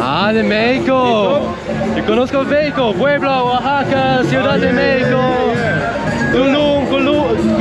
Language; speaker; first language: Spanish; non-native, learner; Swiss German